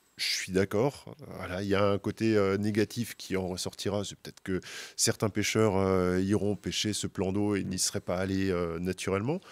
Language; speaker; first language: French; native; French